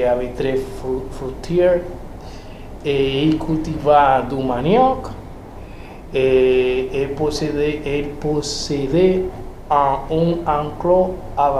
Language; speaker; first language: French; non-native, learner; Spanish